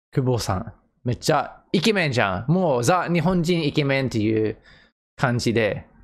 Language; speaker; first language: Japanese; non-native, fluent; English